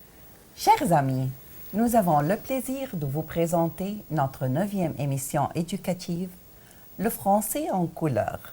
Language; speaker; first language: French; non-native, fluent; Arabic